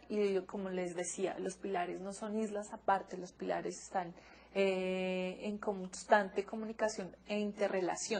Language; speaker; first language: Spanish; native; Spanish